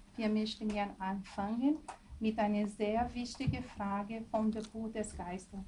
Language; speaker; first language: German; non-native, learner; Portuguese